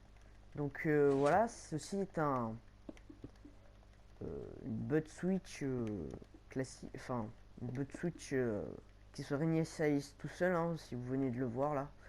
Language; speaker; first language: French; native; French